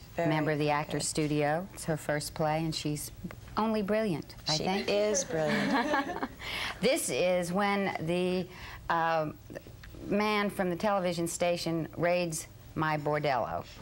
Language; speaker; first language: English; native; English